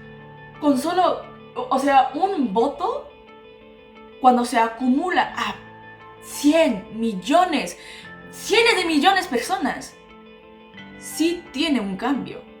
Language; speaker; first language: Spanish; non-native, local second language; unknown